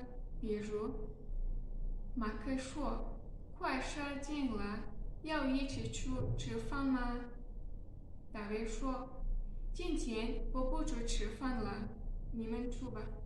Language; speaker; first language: Chinese; non-native, learner; Tajik